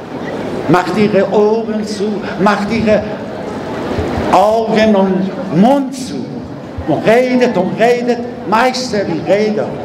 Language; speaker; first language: German; non-native, learner; Persian